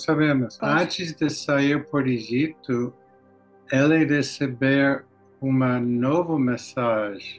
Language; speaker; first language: Portuguese; non-native, learner; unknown